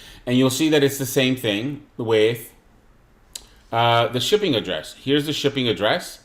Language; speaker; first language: English; native; English